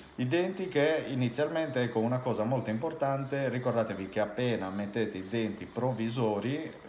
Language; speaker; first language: Italian; native; Italian